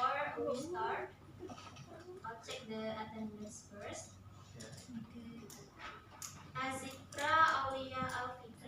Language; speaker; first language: English; non-native, learner; Indonesian